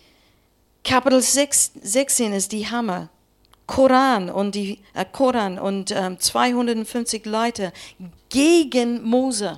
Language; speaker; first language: German; non-native, learner; English